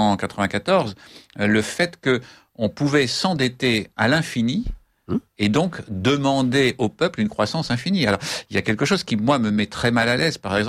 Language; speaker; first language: French; native; French